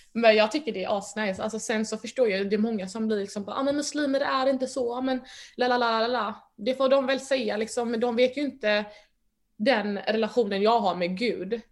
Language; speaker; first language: Swedish; early bilingual, other home language; Mandingo